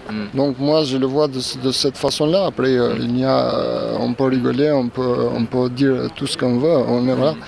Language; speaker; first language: French; non-native, fluent; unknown